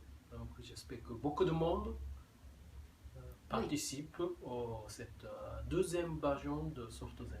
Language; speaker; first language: French; non-native, fluent; Japanese